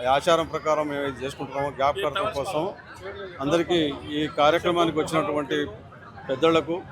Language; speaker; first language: Telugu; non-native, local second language; Lambadi